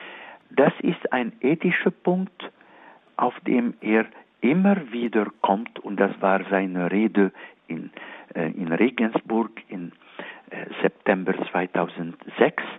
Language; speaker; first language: German; non-native, fluent; Arabic